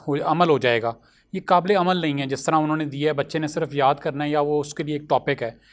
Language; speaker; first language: Urdu; non-native, local second language; Punjabi